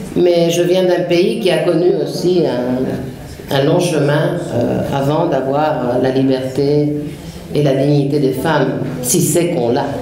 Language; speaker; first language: French; non-native, fluent; Spanish